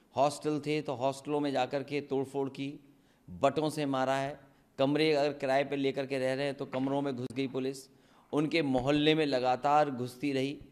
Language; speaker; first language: Hindi; native; Hindi